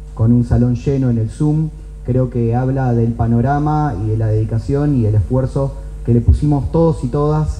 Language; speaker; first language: Spanish; native; Spanish